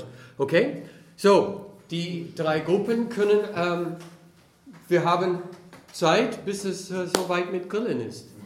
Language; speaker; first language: German; non-native, fluent; English